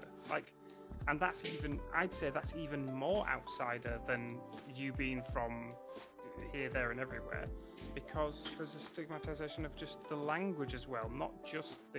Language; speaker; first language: English; native; English